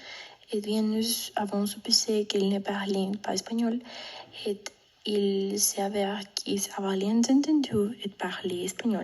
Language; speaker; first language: French; non-native, learner; Spanish